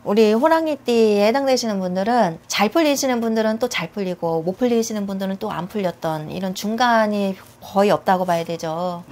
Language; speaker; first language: Korean; native; Korean